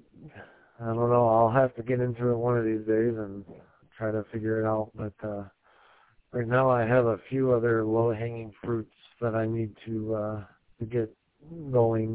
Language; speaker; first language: English; native; English